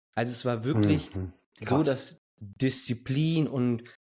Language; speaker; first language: German; early bilingual, other home language; Spanish